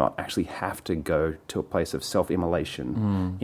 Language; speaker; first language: English; native; English